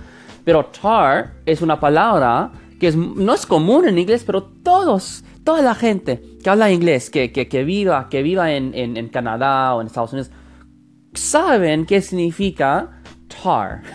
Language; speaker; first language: Spanish; non-native, fluent; English